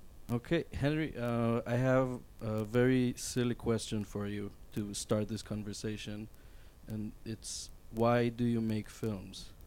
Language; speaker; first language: English; non-native, fluent; Hebrew